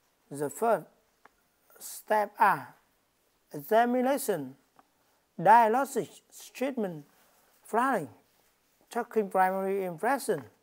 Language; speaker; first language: English; non-native, learner; Vietnamese